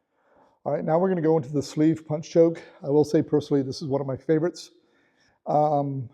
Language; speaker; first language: English; native; English